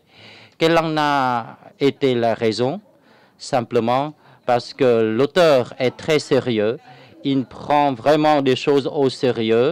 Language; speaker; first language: French; non-native, fluent; Vietnamese